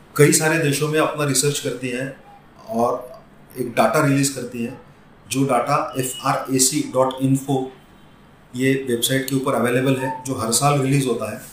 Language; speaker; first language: Hindi; non-native, local second language; Marathi